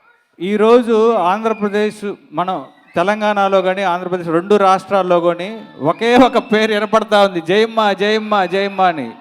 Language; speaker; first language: Telugu; native; Telugu